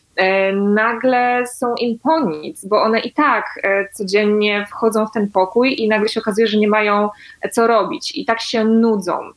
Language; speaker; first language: Polish; native; Polish